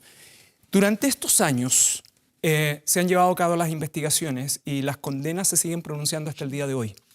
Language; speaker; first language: Spanish; native; Spanish